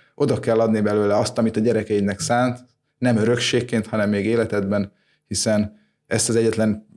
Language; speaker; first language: Hungarian; native; Hungarian